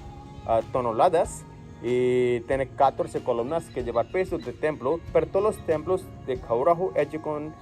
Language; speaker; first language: Spanish; non-native, learner; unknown